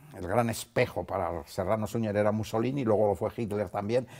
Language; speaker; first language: Spanish; native; Spanish